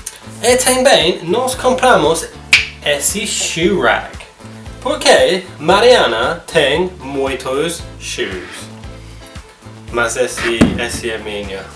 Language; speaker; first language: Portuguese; non-native, learner; English